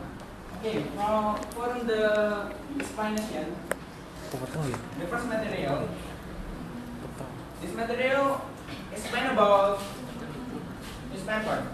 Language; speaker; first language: English; non-native, learner; Indonesian